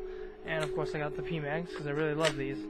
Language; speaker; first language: English; native; English